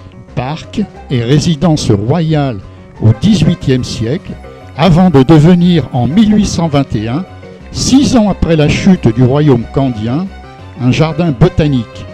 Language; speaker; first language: French; native; French